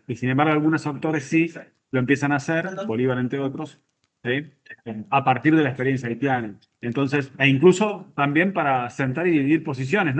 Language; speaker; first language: Spanish; native; Spanish